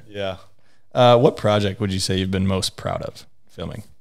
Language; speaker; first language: English; native; English